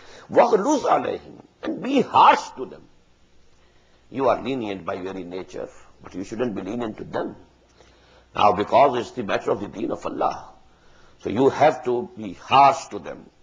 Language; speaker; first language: English; non-native, local second language; Urdu